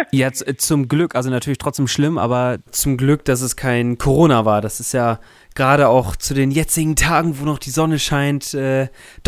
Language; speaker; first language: German; native; German